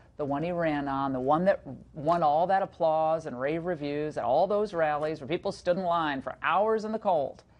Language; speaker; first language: English; native; English